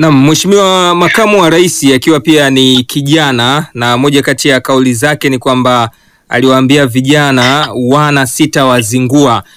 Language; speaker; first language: Swahili; native; Swahili